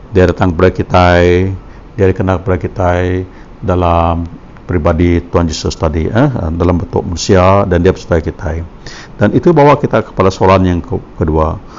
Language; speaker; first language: Malay; non-native, local second language; Iban